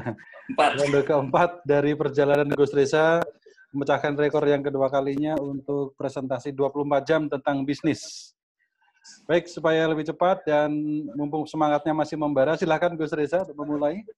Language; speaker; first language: Indonesian; native; Indonesian